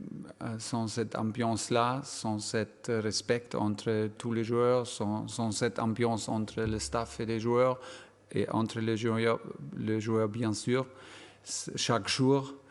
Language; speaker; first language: French; non-native, fluent; German